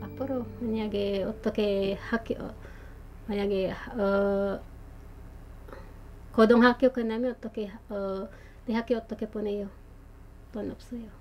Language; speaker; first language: Korean; non-native, learner; Filipino